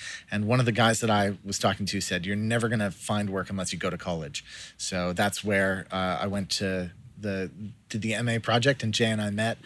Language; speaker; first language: English; native; English